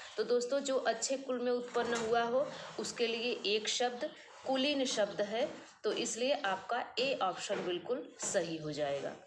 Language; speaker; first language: Hindi; native; Hindi